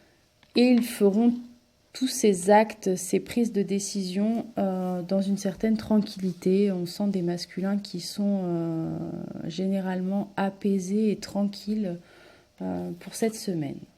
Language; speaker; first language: French; native; French